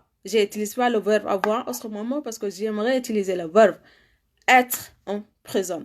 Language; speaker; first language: French; non-native, learner; Arabic